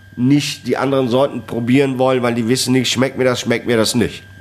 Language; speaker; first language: German; non-native, fluent; Italian